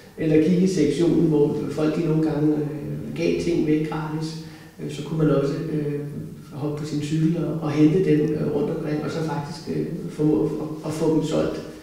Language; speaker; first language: Danish; native; Danish